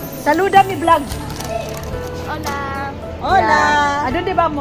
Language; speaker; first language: Spanish; non-native, fluent; Filipino